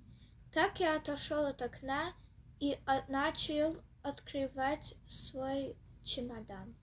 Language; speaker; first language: Russian; early bilingual, heritage; Russian